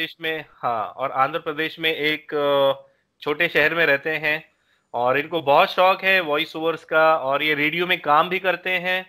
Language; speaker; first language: Hindi; native; Hindi